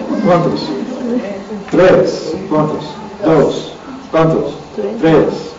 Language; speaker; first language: Spanish; non-native, learner; English